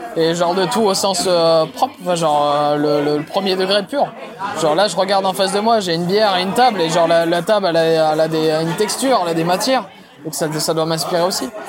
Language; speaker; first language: French; native; French